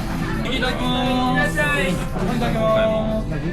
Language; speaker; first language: Japanese; native; Japanese